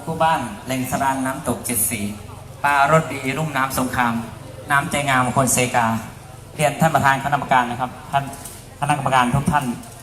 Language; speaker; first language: Thai; native; Thai